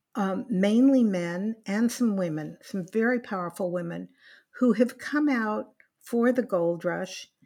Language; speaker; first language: English; native; English